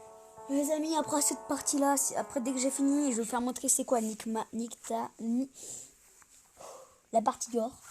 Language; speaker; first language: French; native; French